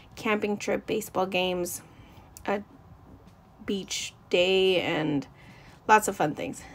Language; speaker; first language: English; native; English